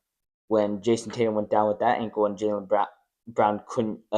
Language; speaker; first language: English; native; English